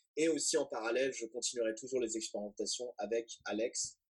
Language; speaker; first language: French; native; French